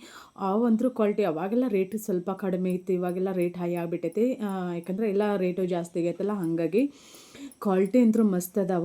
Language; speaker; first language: Kannada; native; Kannada